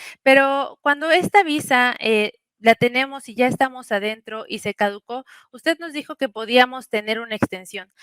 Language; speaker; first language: Spanish; native; Spanish